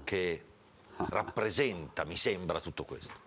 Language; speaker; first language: Italian; non-native, learner; English